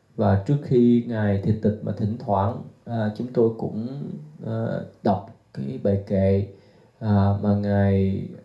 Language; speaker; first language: Vietnamese; native; Vietnamese